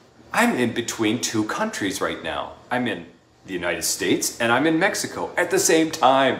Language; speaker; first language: English; native; English